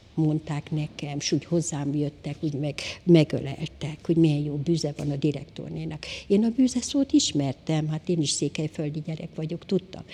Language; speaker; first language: Hungarian; native; Hungarian